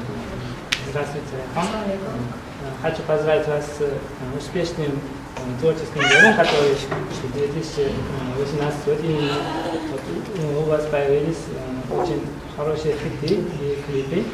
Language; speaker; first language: Russian; non-native, local second language; Uzbek